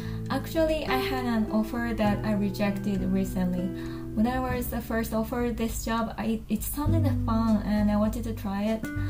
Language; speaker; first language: English; non-native, fluent; Japanese